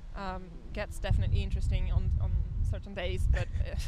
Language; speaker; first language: English; non-native, fluent; Italian